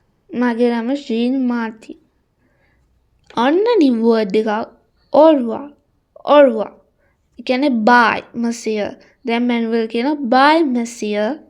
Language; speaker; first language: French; non-native, learner; Sinhala